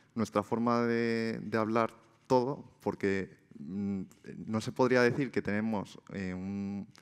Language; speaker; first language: Spanish; native; Spanish